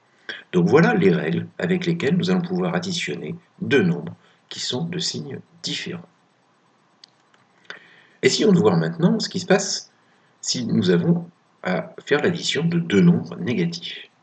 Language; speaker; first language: French; native; French